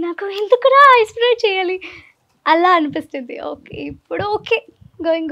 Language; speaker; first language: Telugu; non-native, learner; Malayalam